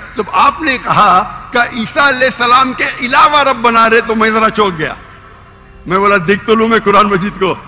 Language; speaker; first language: Urdu; non-native, local second language; Konkani